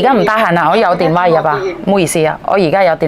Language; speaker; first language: Cantonese; non-native, fluent; Indonesian